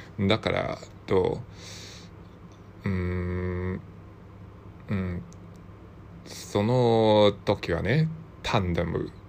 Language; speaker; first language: Japanese; non-native, learner; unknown